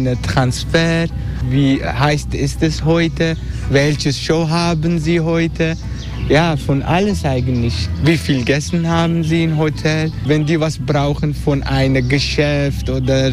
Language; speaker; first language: German; non-native, learner; Turkish